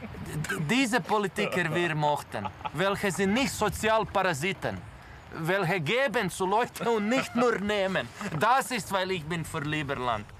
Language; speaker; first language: German; non-native, learner; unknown